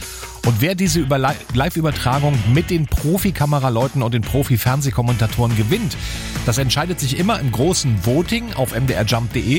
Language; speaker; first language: German; native; German